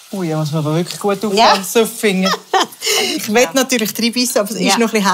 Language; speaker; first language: German; native; German